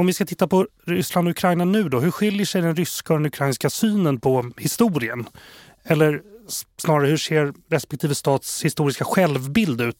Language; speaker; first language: Swedish; native; Swedish